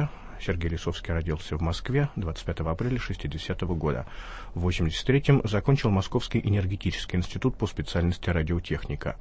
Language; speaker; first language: Russian; native; Russian